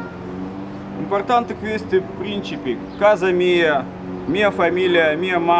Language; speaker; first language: Italian; non-native, learner; Russian